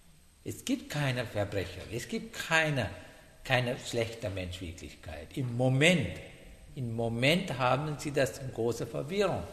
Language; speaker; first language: German; non-native, learner; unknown